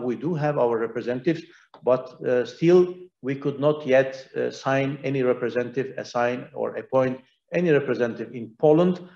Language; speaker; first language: English; non-native, fluent; Turkish